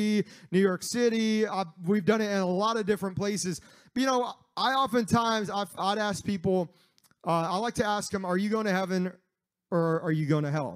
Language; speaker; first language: English; native; English